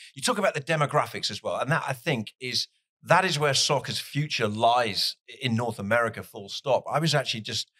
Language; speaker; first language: English; native; English